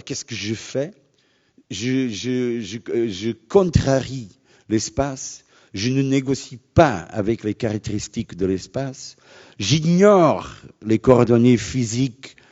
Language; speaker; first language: French; non-native, fluent; Portuguese